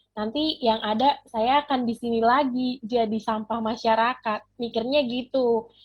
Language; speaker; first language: Indonesian; non-native, local second language; Batak Toba